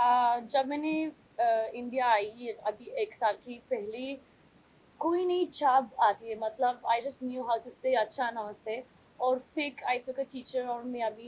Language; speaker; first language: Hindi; non-native, learner; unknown